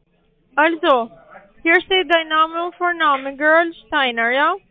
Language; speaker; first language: German; non-native, learner; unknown